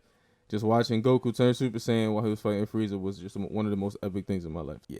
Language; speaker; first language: English; native; English